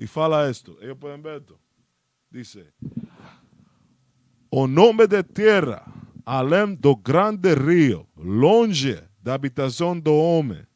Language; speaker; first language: Portuguese; non-native, learner; Spanish